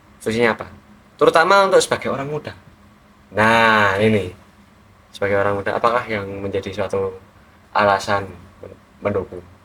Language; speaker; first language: Indonesian; native; Indonesian